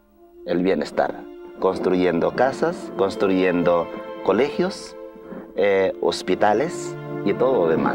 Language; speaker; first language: Spanish; non-native, fluent; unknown